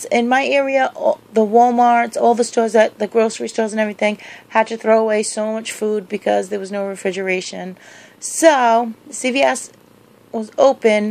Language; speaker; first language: English; native; English